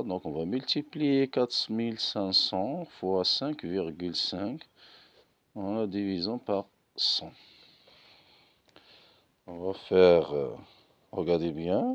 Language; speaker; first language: French; non-native, local second language; Arabic